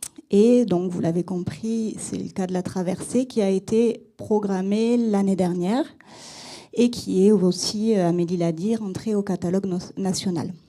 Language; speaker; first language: French; native; French